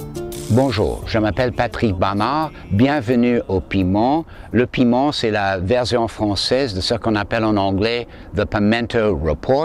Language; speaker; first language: French; non-native, fluent; English